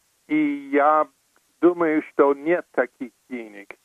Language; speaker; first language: Russian; non-native, fluent; English